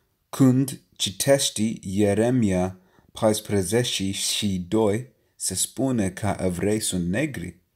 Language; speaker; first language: Romanian; non-native, learner; English